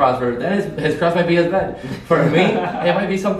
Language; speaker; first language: English; non-native, fluent; Spanish